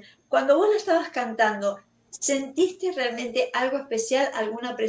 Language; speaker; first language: Spanish; native; Spanish